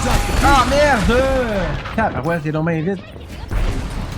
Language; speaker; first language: French; native; French